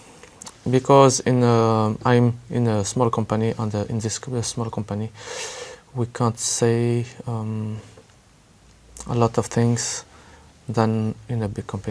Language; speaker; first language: English; non-native, learner; French